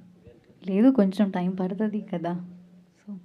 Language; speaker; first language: Telugu; non-native, learner; Malayalam